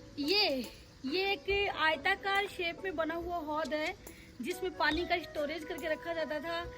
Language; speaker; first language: Hindi; native; Hindi